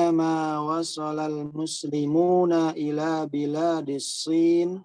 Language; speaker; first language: Arabic; non-native, learner; Indonesian